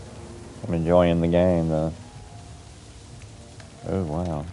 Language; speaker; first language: English; native; English